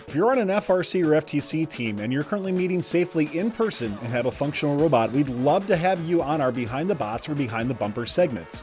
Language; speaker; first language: English; native; English